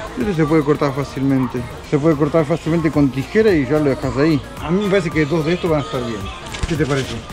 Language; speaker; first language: Spanish; native; Spanish